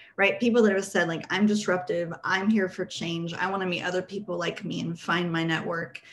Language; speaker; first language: English; early bilingual, other home language; Spanish